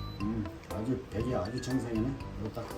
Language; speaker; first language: Korean; native; Korean